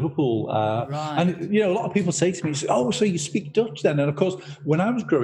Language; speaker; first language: English; native; English